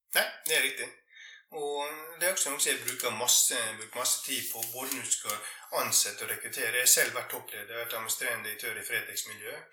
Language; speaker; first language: Norwegian; native; Norwegian